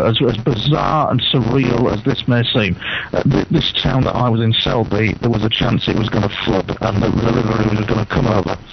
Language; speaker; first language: English; native; English